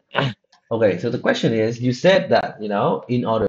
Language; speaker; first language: English; non-native, fluent; Vietnamese